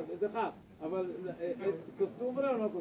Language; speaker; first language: Spanish; non-native, learner; Hebrew